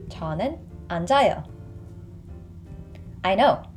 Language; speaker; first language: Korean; non-native, fluent; English